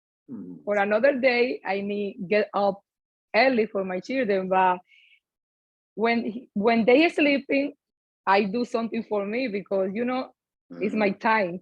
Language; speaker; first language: English; non-native, learner; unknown